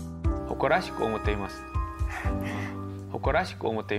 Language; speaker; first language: Japanese; non-native, learner; Korean